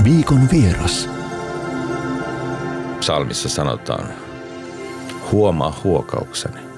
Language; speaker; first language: Finnish; native; Finnish